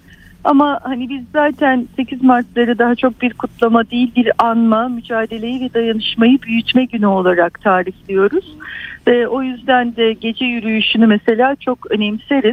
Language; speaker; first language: Turkish; native; Turkish